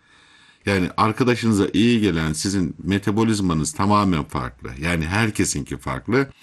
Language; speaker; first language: Turkish; native; Turkish